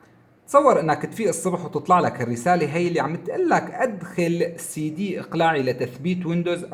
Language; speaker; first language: Arabic; native; Arabic